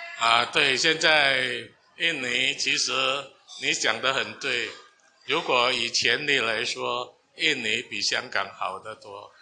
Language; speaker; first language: Chinese; non-native, fluent; Min Nan Chinese